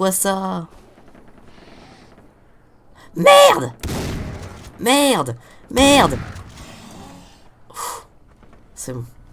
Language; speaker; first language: French; native; French